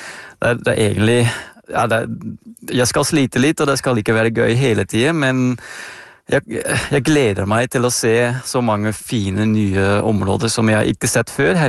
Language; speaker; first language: Norwegian; non-native, fluent; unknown